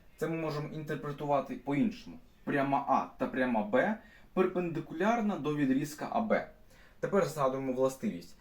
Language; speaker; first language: Ukrainian; non-native, local second language; Russian